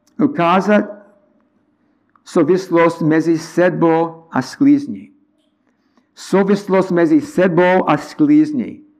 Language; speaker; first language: Czech; non-native, learner; English